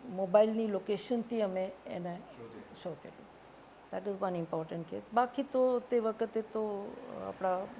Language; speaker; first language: Gujarati; non-native, local second language; Tamil